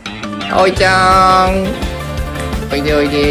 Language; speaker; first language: Japanese; native; Japanese